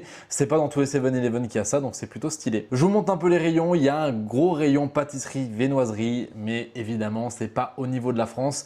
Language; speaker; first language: French; native; French